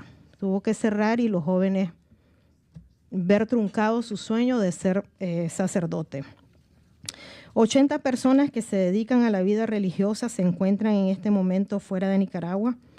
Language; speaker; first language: Spanish; native; Spanish